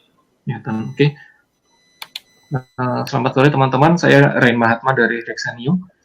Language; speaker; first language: Indonesian; native; Indonesian